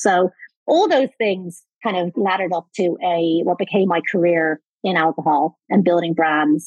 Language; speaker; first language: English; native; English